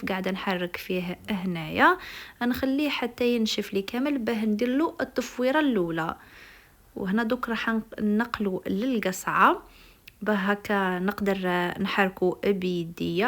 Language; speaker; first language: Arabic; native; Arabic